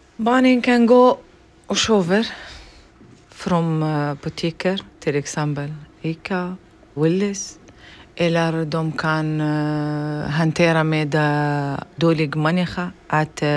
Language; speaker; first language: Swedish; non-native, learner; Arabic